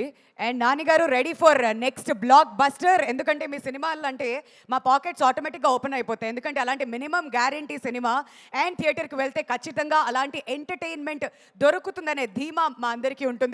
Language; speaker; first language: Telugu; native; Telugu